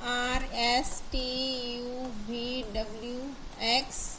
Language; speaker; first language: Hindi; non-native, local second language; Marathi